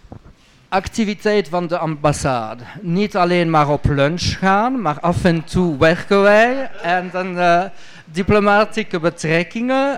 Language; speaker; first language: Dutch; non-native, local second language; French